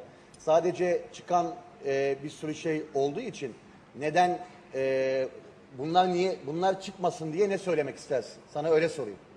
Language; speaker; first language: Turkish; native; Turkish